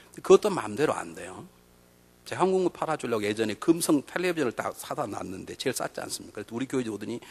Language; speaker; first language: Korean; native; Korean